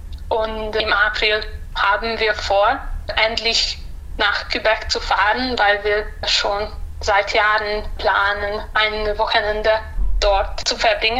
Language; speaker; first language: German; non-native, local second language; Hungarian